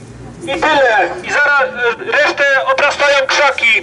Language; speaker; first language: Polish; native; Polish